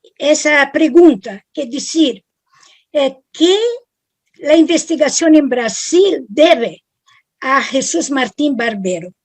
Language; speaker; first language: Spanish; non-native, fluent; Italian